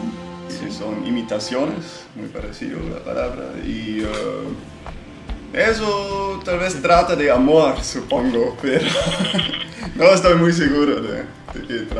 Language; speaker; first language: Spanish; non-native, fluent; German